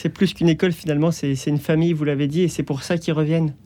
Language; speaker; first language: French; native; French